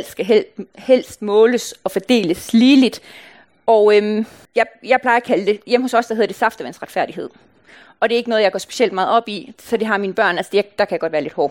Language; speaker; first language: Danish; native; Danish